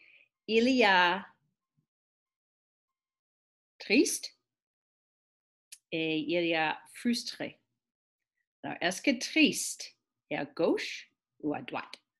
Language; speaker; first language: French; non-native, fluent; English